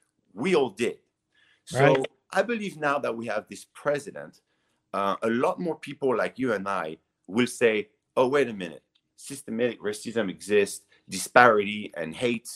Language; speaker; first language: English; non-native, fluent; French